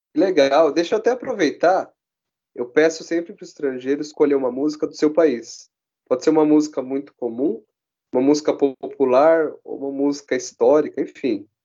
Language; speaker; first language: Portuguese; native; Portuguese